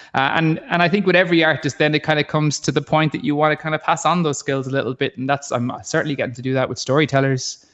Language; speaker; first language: English; native; English